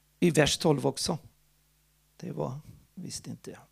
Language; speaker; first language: Swedish; non-native, fluent; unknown